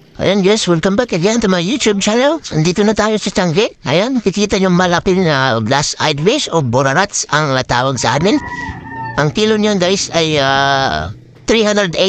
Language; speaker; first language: Filipino; non-native, local second language; Cebuano